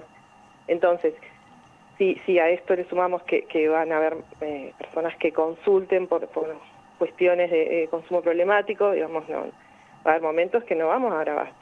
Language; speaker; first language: Spanish; native; Spanish